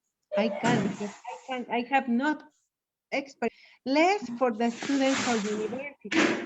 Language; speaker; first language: English; non-native, learner; Spanish